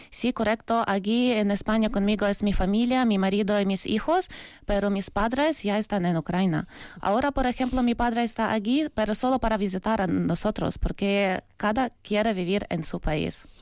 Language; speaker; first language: Spanish; non-native, learner; Ukrainian